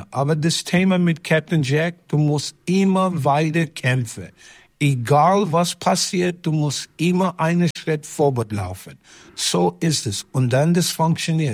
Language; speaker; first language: German; non-native, learner; English